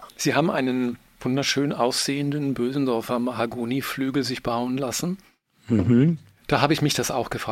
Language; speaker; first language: German; native; German